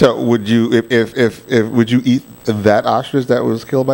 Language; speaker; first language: English; native; English